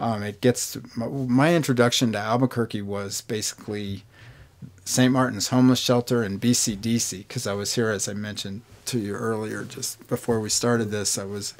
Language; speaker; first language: English; native; English